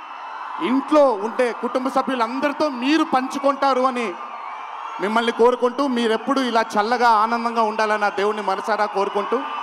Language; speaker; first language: Telugu; native; Telugu